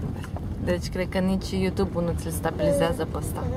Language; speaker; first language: Romanian; native; Romanian